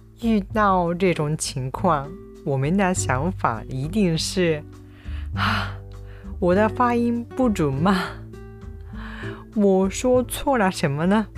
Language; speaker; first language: Chinese; non-native, fluent; Japanese